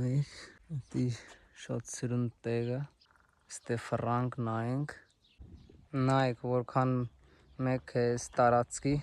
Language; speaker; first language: Armenian; non-native, learner; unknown